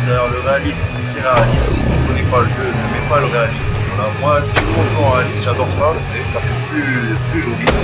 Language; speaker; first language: French; native; French